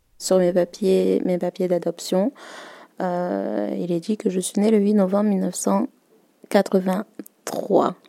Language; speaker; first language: French; early bilingual, other home language; Malagasy